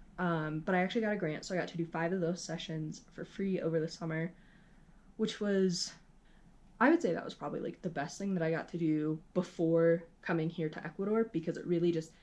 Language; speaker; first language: English; native; English